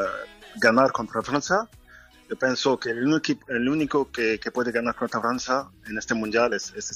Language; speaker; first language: Spanish; non-native, fluent; French